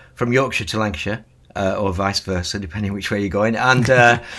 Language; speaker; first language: English; native; English